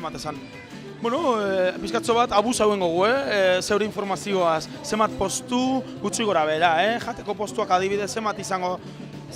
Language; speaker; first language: Basque; native; Basque